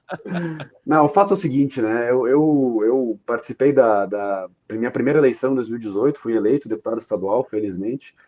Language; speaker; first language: Portuguese; native; Portuguese